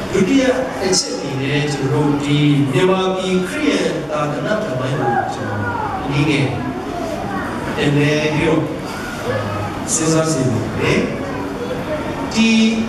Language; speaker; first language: Burmese; non-native, local second language; Tedim Chin